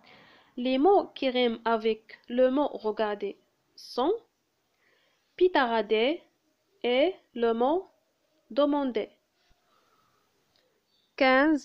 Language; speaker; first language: French; non-native, local second language; Arabic